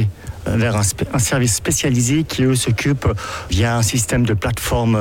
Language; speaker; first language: French; native; French